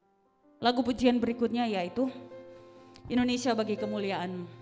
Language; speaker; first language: Indonesian; native; Indonesian